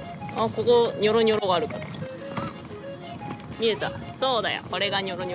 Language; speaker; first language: Japanese; native; Japanese